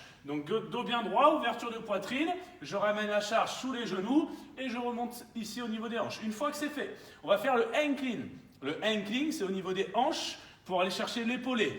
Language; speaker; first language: French; native; French